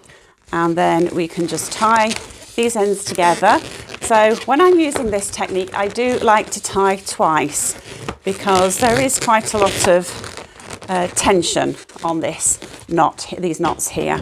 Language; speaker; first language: English; native; English